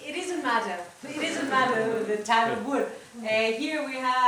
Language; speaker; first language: English; non-native, learner; Spanish